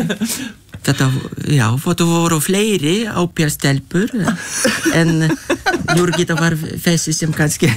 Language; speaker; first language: Icelandic; non-native, fluent; Lithuanian